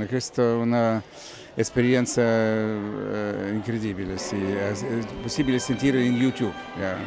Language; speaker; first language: Italian; non-native, learner; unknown